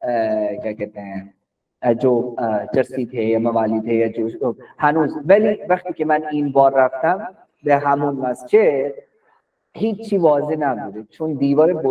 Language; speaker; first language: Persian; non-native, fluent; Urdu